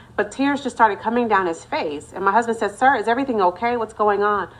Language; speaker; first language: English; native; English